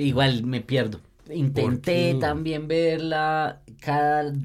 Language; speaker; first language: Spanish; native; Spanish